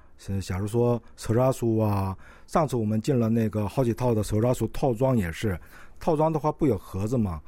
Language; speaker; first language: Chinese; non-native, local second language; Korean